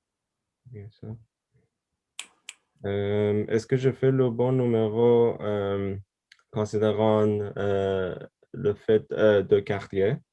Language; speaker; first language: French; non-native, learner; Persian